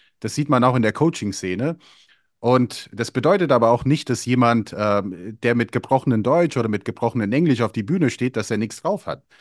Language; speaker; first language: German; early bilingual, other home language; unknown